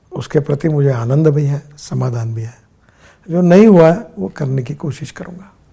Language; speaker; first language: Hindi; non-native, local second language; Marathi